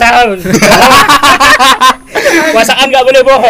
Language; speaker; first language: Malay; non-native, local second language; Javanese